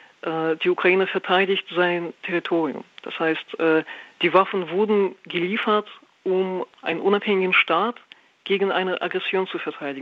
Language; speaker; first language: German; non-native, fluent; Russian